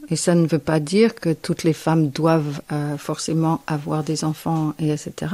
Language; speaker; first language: French; non-native, fluent; English